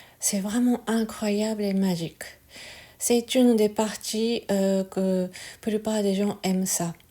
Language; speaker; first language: French; non-native, fluent; Japanese